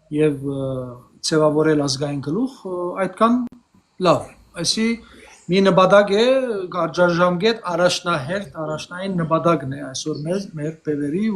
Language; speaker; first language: Armenian; early bilingual, heritage; Armenian